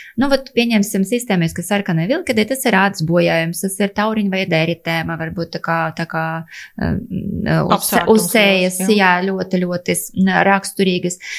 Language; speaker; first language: Latvian; non-native, local second language; Russian